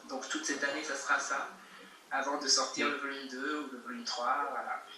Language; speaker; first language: French; native; French